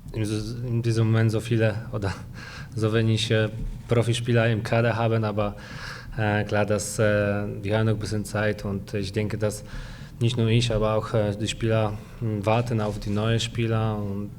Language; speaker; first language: German; non-native, fluent; Polish